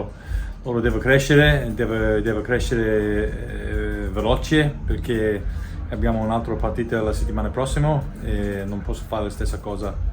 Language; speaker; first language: Italian; non-native, learner; English